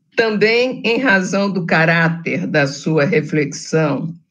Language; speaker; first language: Portuguese; native; Portuguese